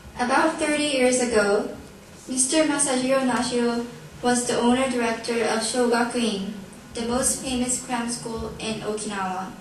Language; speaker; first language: English; non-native, learner; Japanese